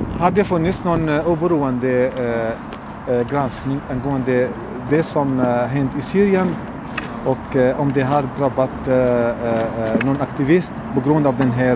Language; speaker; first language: Swedish; non-native, fluent; Arabic